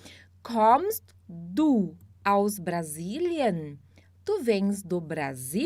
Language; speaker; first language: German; non-native, fluent; Portuguese